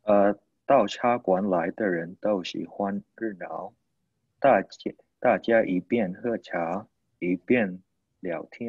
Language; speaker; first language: Chinese; non-native, learner; English